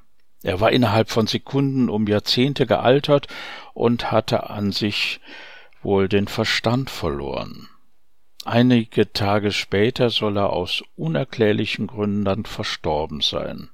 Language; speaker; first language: German; native; German